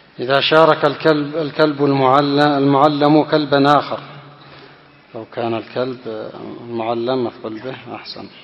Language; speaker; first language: Arabic; non-native, fluent; Indonesian